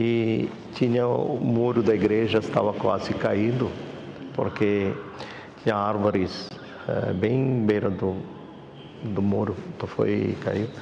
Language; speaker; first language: Portuguese; non-native, fluent; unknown